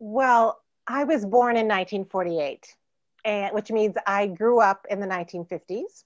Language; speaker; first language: English; native; English